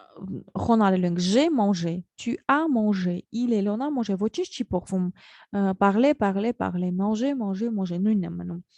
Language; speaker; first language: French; non-native, fluent; Armenian